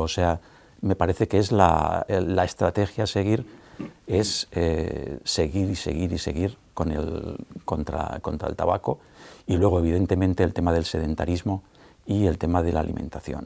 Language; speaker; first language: Spanish; native; Spanish